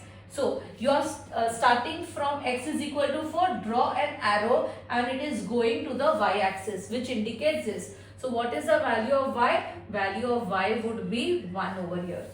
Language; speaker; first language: English; non-native, local second language; Hindi